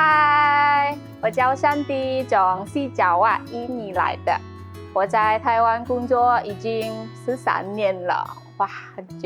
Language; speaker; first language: Chinese; non-native, learner; Indonesian